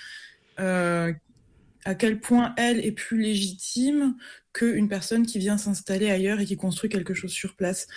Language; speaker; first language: French; native; French